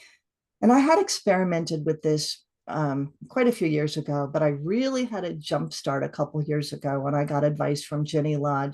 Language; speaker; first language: English; native; English